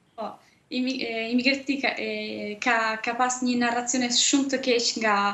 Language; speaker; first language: Albanian; early bilingual, heritage; Albanian